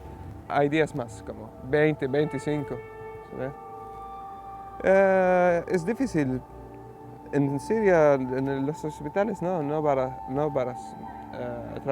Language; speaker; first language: Spanish; non-native, learner; Arabic